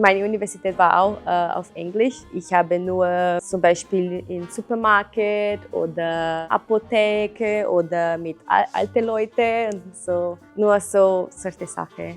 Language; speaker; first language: German; non-native, learner; Portuguese